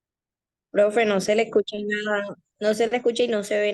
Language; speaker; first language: Spanish; native; Spanish